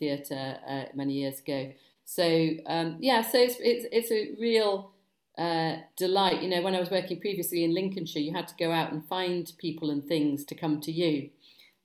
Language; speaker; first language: English; native; English